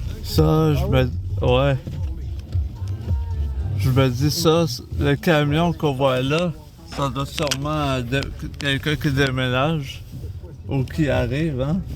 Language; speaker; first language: French; native; French